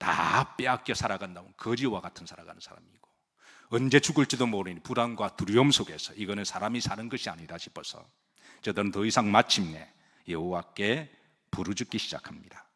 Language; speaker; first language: Korean; native; Korean